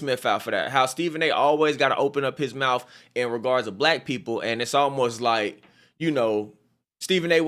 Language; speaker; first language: English; native; English